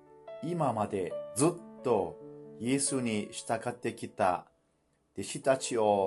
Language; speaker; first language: Japanese; non-native, fluent; Burmese